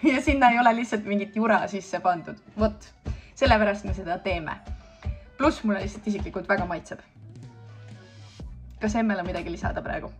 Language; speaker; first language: Estonian; native; Estonian